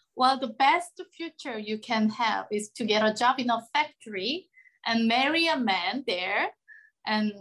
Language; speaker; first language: English; non-native, fluent; Korean